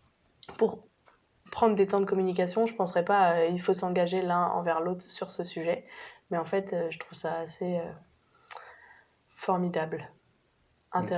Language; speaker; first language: French; native; French